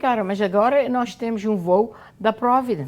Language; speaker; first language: Portuguese; non-native, local second language; Kabuverdianu